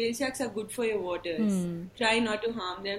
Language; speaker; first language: English; non-native, local second language; Tulu